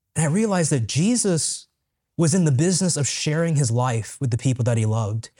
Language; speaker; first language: English; native; English